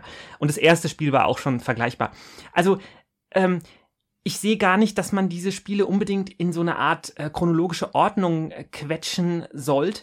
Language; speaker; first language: German; native; German